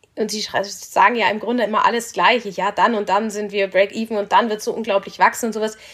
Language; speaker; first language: German; native; German